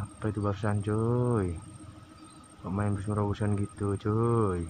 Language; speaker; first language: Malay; non-native, local second language; Javanese